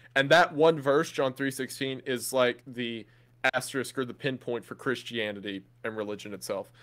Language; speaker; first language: English; native; English